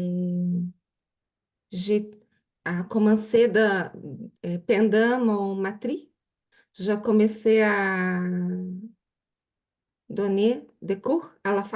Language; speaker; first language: French; non-native, learner; Portuguese